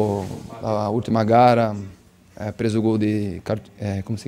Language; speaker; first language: Italian; non-native, learner; Portuguese